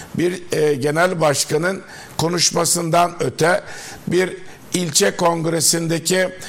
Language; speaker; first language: Turkish; native; Turkish